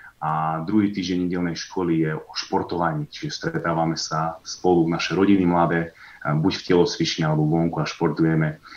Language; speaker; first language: Slovak; native; Slovak